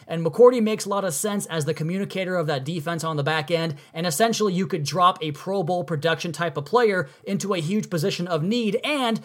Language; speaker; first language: English; native; English